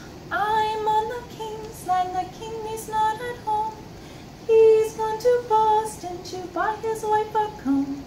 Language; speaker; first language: English; native; English